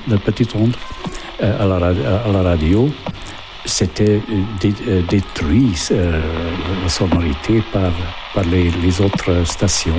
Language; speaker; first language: French; non-native, fluent; Hungarian